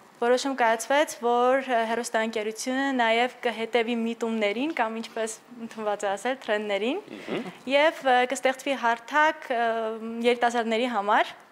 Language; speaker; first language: Armenian; native; Armenian